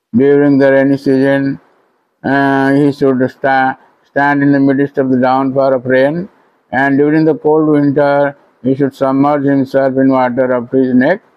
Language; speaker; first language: English; non-native, local second language; Odia